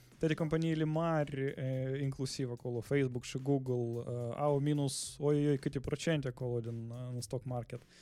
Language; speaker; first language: Romanian; non-native, local second language; Russian